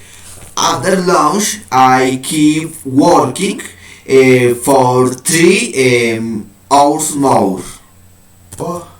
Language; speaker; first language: English; non-native, learner; Spanish